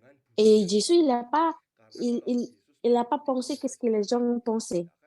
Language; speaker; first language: French; non-native, learner; Indonesian